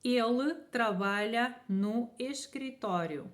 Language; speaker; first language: Portuguese; non-native, fluent; Ukrainian